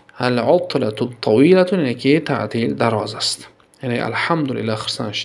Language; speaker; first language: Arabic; non-native, fluent; Tajik